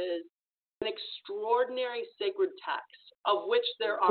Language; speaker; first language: English; native; English